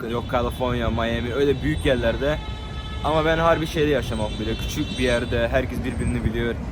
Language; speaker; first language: Turkish; early bilingual, heritage; Turkish